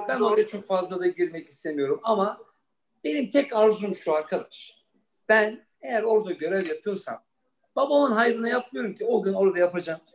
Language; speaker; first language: Turkish; early bilingual, heritage; Turkish